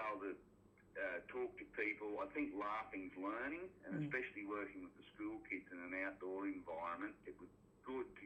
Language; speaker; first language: English; native; English